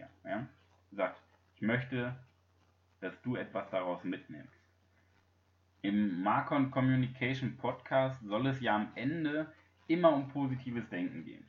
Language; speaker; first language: German; native; German